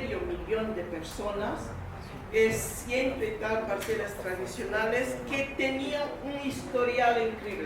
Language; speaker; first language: Spanish; non-native, fluent; English